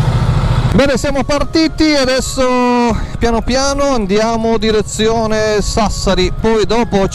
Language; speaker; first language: Italian; native; Italian